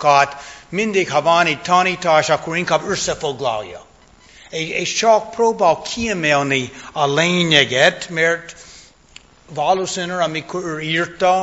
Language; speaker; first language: Hungarian; non-native, fluent; English